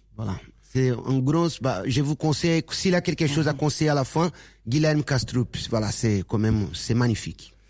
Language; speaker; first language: French; non-native, fluent; Portuguese